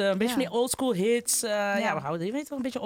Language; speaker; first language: Dutch; native; Dutch